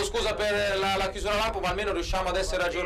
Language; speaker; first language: Italian; native; Italian